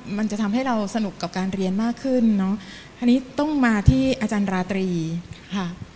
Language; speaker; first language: Thai; native; Thai